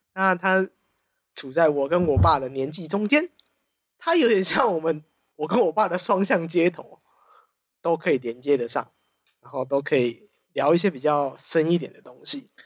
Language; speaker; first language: Chinese; native; Chinese